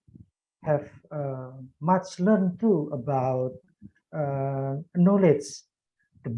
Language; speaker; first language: English; non-native, learner; Indonesian